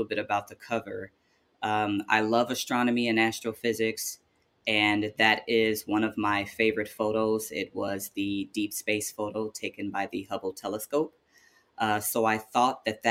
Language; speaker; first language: English; native; English